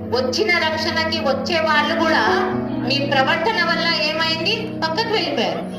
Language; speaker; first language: Telugu; non-native, local second language; Hindi